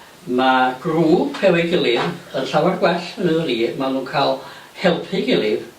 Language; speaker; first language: Welsh; native; Welsh